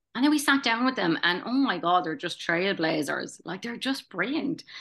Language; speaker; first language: English; native; English